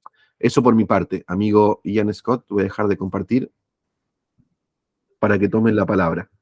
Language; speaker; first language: Spanish; native; Spanish